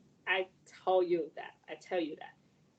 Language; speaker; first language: English; non-native, learner; Vietnamese